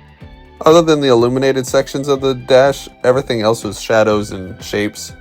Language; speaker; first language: English; native; English